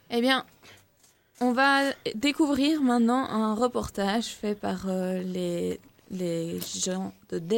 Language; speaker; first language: French; native; French